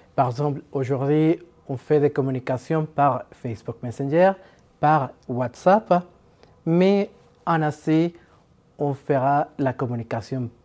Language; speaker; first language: French; non-native, fluent; Spanish